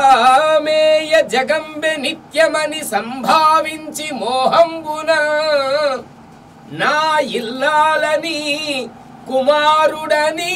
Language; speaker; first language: Telugu; native; Telugu